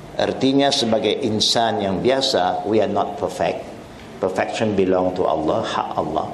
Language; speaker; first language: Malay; non-native, local second language; Chinese